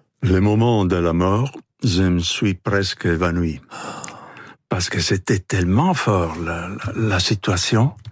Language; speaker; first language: French; non-native, fluent; Italian